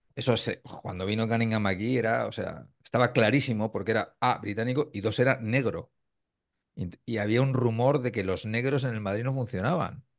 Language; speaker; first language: Spanish; native; Spanish